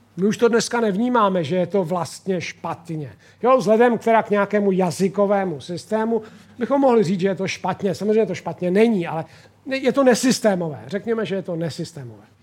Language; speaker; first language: Czech; native; Czech